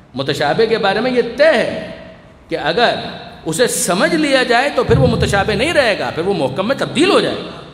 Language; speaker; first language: Urdu; non-native, local second language; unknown